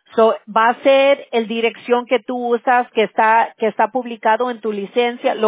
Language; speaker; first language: Spanish; early bilingual, other home language; English